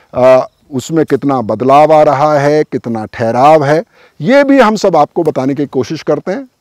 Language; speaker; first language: Hindi; native; Hindi